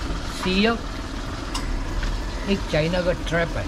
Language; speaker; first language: Hindi; non-native, local second language; Chinese